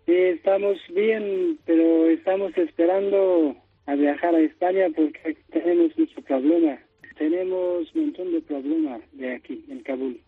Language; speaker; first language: Spanish; non-native, fluent; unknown